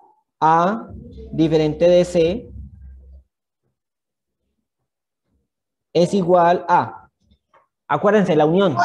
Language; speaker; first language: Spanish; native; Spanish